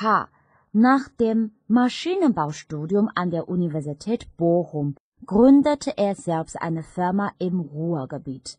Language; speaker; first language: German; non-native, fluent; Chinese